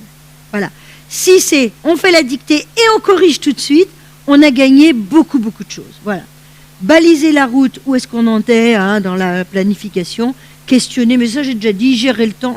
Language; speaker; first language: French; native; French